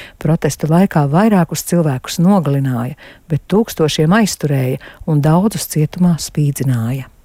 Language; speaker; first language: Latvian; native; Latvian